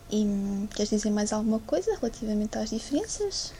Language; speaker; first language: Portuguese; native; Portuguese